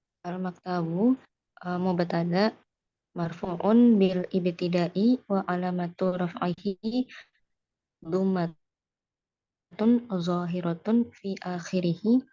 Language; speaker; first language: Arabic; non-native, learner; Indonesian